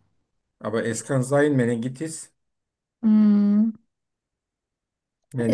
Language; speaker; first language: German; non-native, learner; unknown